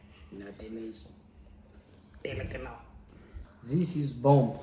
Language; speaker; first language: English; non-native, learner; Amharic